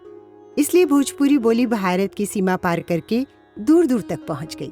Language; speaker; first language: Hindi; native; Hindi